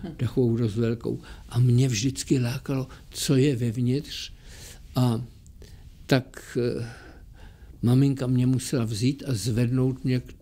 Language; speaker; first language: Czech; native; Czech